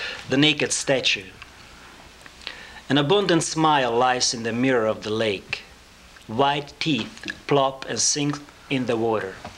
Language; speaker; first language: English; non-native, fluent; Hungarian